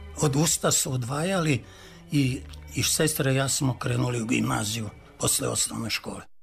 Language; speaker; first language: Serbian; native; Serbian